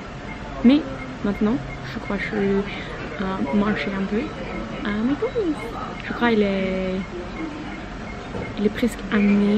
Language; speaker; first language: French; non-native, learner; Norwegian